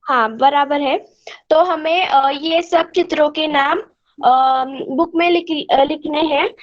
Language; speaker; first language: Hindi; non-native, local second language; Marathi